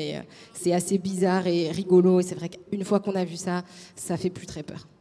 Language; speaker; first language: French; native; French